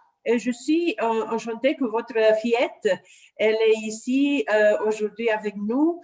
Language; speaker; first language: French; non-native, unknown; Romanian